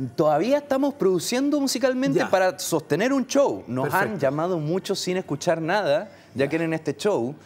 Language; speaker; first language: Spanish; native; Spanish